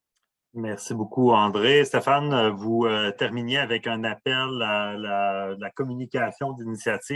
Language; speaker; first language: French; native; French